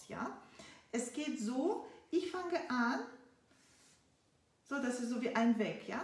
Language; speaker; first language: German; non-native, fluent; Russian